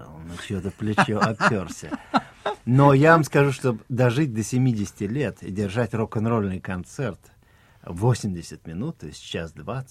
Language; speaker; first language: Russian; native; Russian